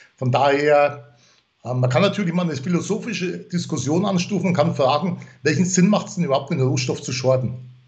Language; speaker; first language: German; non-native, fluent; English